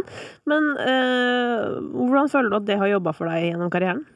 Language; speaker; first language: Norwegian; native; Norwegian